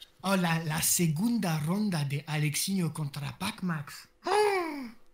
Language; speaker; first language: Spanish; non-native, learner; French